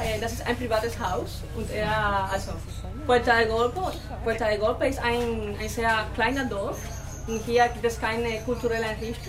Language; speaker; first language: German; non-native, fluent; Spanish